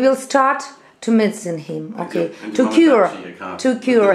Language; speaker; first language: English; non-native, learner; Russian